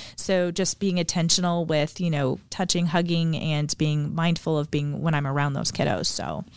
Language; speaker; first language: English; native; English